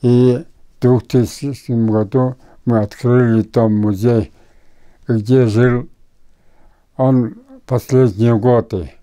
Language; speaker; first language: Russian; non-native, local second language; Buriat